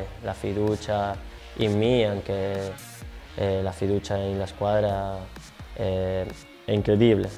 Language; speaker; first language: Italian; non-native, fluent; Spanish